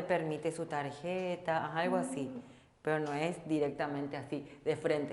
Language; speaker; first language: Spanish; non-native, local second language; Korean